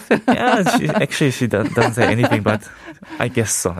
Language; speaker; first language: English; early bilingual, heritage; Korean